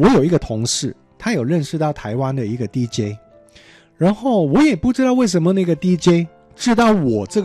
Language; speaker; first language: Chinese; non-native, local second language; Cantonese